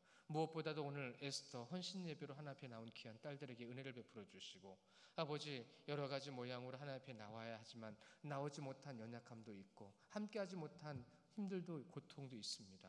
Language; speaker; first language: Korean; native; Korean